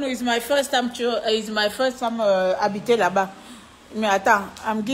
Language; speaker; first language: English; non-native, learner; French